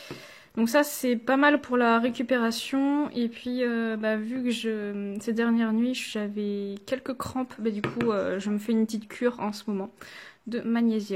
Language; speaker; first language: French; native; French